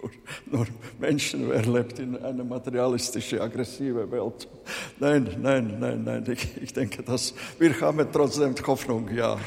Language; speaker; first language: German; non-native, fluent; Latvian